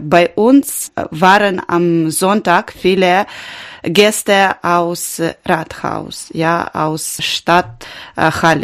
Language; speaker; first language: German; non-native, learner; Ukrainian